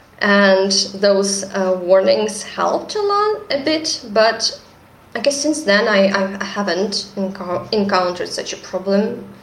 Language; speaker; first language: English; non-native, fluent; Russian